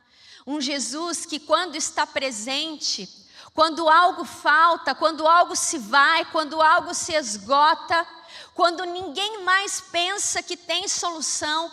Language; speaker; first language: Portuguese; native; Portuguese